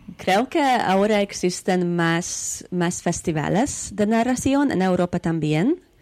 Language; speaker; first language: Spanish; non-native, learner; Hungarian